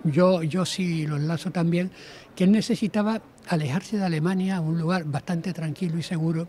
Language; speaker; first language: Spanish; native; Spanish